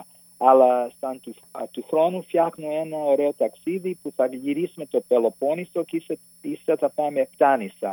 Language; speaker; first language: Greek; early bilingual, heritage; Greek